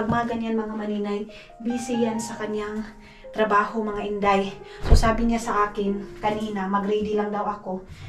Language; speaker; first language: Filipino; non-native, local second language; Cebuano